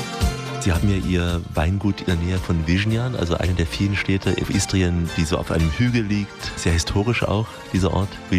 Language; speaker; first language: German; native; German